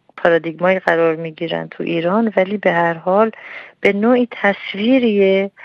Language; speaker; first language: Persian; non-native, local second language; Armenian